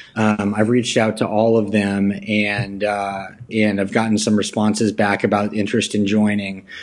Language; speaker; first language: English; native; English